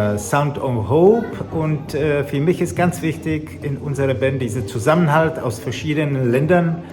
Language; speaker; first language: German; non-native, fluent; Greek